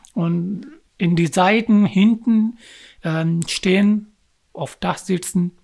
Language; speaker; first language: German; non-native, learner; Urdu